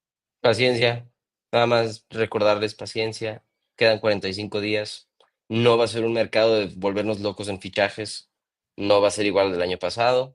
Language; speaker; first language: Spanish; native; Spanish